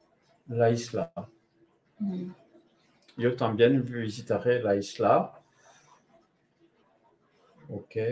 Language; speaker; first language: Spanish; non-native, learner; French